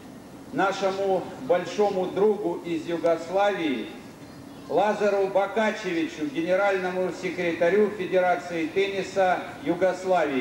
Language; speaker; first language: Russian; native; Russian